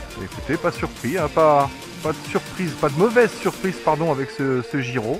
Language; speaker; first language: French; native; French